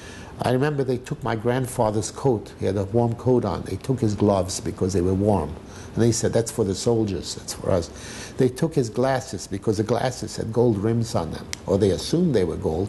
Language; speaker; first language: English; non-native, fluent; Hungarian